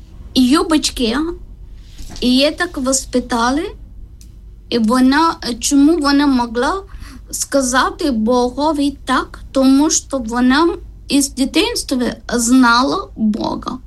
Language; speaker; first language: Ukrainian; non-native, learner; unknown